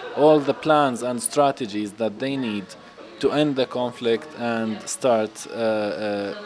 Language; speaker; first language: English; non-native, fluent; Arabic